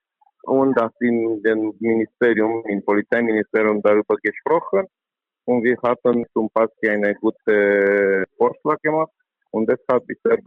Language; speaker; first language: German; non-native, learner; Romanian